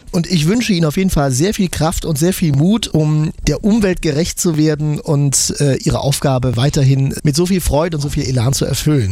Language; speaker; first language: German; native; German